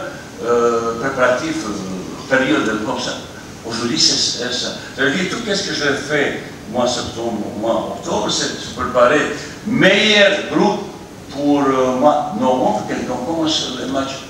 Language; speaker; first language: French; non-native, fluent; Bosnian